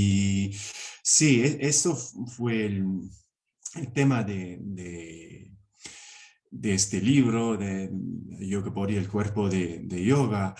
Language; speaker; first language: Spanish; non-native, fluent; English